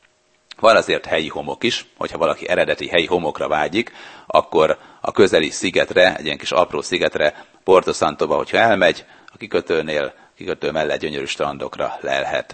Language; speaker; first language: Hungarian; native; Hungarian